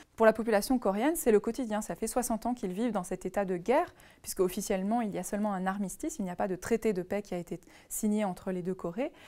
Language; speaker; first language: French; native; French